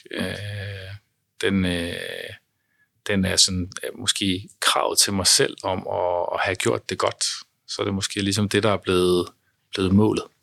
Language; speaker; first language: Danish; native; Danish